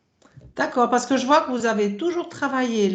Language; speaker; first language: French; native; French